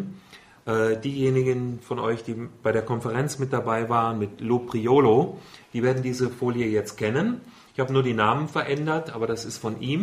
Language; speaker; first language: German; native; German